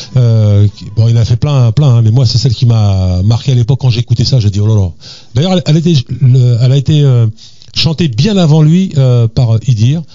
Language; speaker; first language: French; native; French